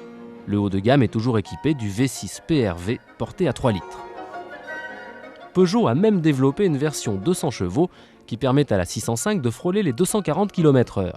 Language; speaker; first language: French; native; French